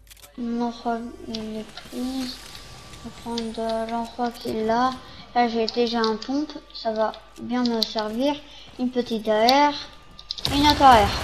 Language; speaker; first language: French; native; French